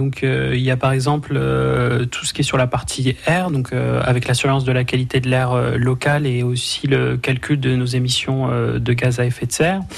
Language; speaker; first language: French; native; French